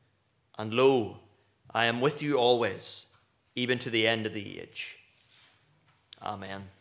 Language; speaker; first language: English; native; English